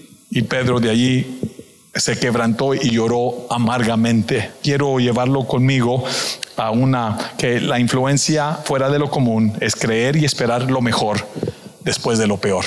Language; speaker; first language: Spanish; native; Spanish